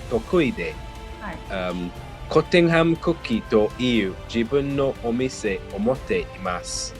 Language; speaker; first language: Japanese; non-native, learner; English